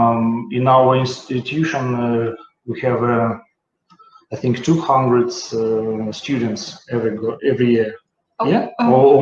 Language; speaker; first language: English; non-native, learner; Russian